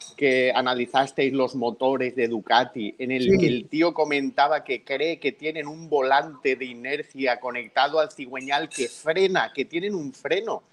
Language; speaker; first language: Spanish; native; Spanish